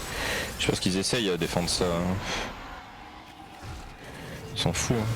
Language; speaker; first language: French; native; French